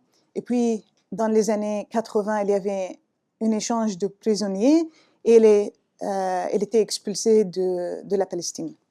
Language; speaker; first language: French; non-native, fluent; Arabic